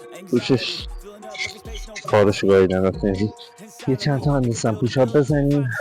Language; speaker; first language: Persian; native; Persian